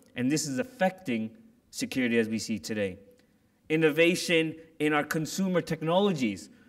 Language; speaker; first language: English; native; English